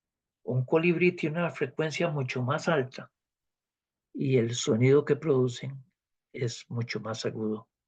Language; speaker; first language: Spanish; native; Spanish